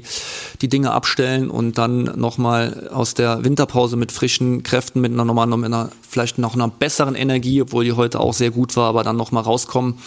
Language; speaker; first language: German; native; German